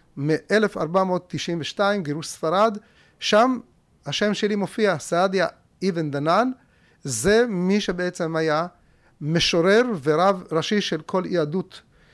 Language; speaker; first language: Hebrew; early bilingual, other home language; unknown